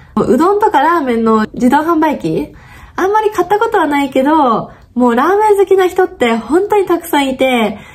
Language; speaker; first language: Japanese; non-native, fluent; German